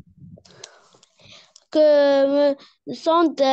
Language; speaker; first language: French; non-native, learner; Arabic